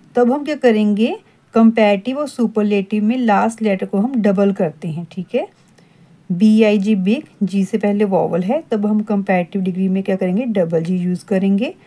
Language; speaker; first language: Hindi; non-native, local second language; Punjabi